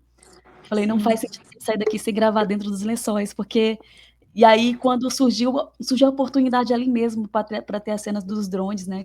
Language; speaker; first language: Portuguese; native; Portuguese